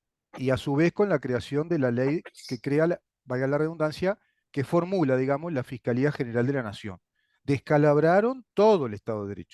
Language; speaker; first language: Spanish; native; Spanish